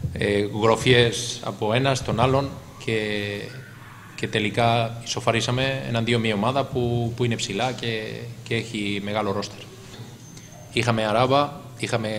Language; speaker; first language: Greek; non-native, learner; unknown